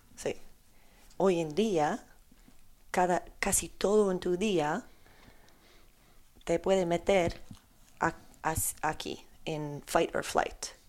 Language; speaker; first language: Spanish; non-native, learner; Polish